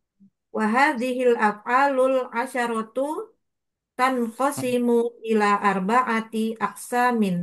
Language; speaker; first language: Arabic; non-native, learner; Indonesian